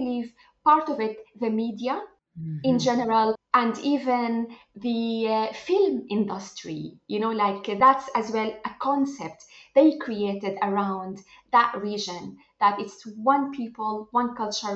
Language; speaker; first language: English; non-native, fluent; Arabic